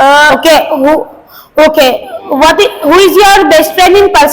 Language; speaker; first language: English; non-native, learner; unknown